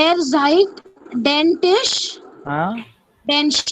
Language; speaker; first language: German; non-native, learner; Marathi